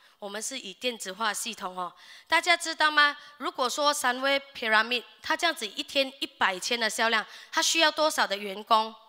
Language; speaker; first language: Chinese; native; Chinese